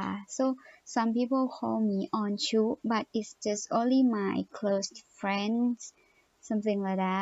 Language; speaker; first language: English; non-native, learner; Thai